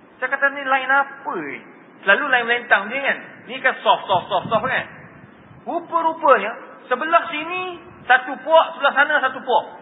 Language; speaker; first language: Malay; native; Malay